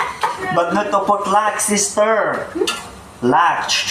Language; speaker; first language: English; non-native, learner; Arabic